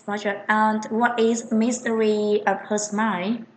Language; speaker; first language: English; non-native, fluent; Vietnamese